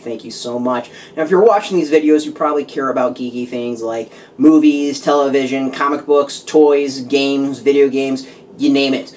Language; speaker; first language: English; native; English